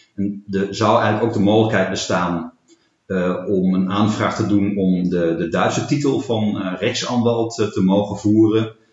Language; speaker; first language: Dutch; native; Dutch